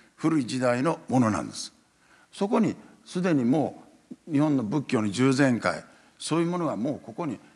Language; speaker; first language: Japanese; native; Japanese